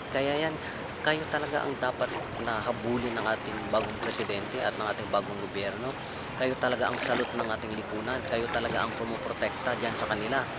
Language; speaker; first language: Filipino; native; Filipino